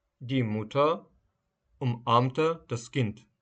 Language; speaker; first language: German; non-native, fluent; Ukrainian